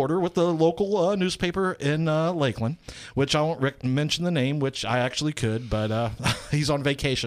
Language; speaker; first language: English; native; English